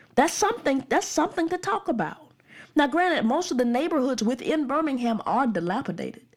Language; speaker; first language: English; native; English